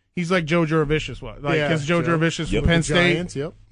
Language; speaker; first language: English; native; English